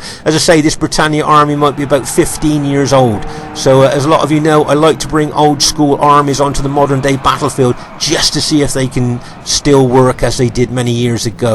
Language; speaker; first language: English; native; English